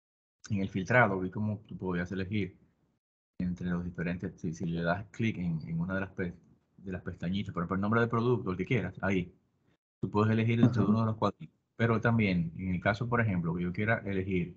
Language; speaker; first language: Spanish; native; Spanish